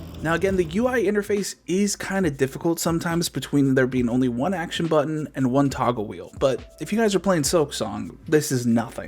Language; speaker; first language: English; native; English